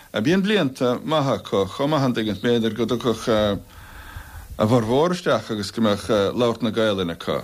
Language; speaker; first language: Irish; native; Irish